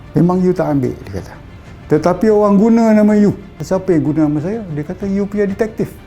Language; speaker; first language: Malay; native; Malay